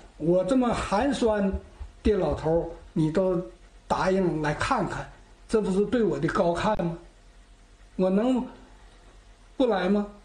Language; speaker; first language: Chinese; native; Chinese